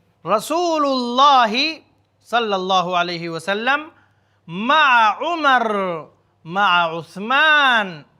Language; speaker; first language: Arabic; non-native, fluent; Urdu